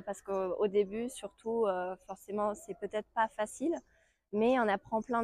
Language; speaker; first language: French; non-native, fluent; German